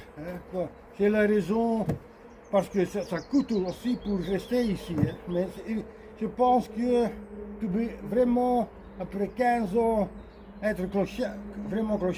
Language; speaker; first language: French; non-native, learner; Dutch